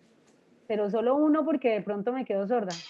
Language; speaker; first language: Spanish; native; Spanish